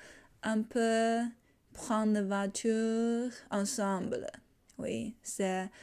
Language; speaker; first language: French; non-native, learner; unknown